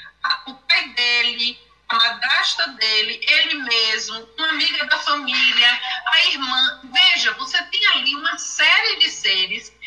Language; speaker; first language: Portuguese; native; Portuguese